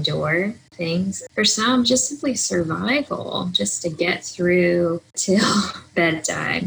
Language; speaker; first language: English; native; English